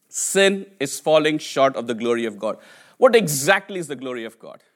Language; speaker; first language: English; non-native, local second language; Telugu